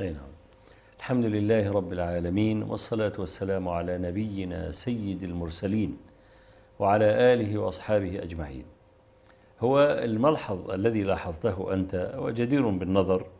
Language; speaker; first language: Arabic; native; Arabic